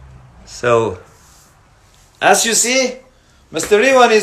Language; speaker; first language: English; non-native, learner; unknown